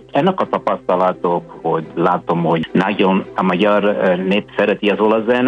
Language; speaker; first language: Hungarian; non-native, fluent; Italian